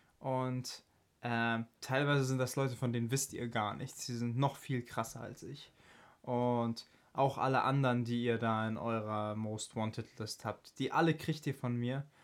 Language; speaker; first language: German; native; German